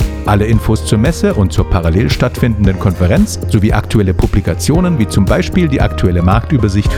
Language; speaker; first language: German; native; German